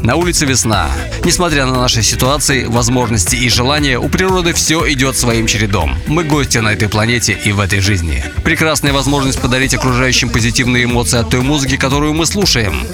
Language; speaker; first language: Russian; native; Russian